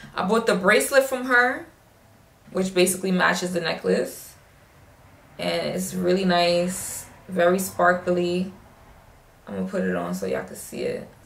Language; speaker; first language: English; native; English